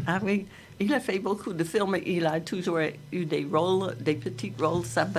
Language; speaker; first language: French; non-native, fluent; English